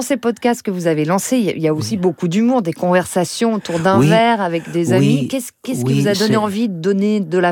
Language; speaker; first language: French; native; French